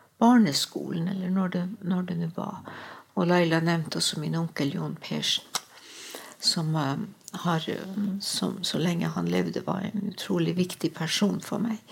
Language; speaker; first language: Norwegian; non-native, local second language; Northern Sami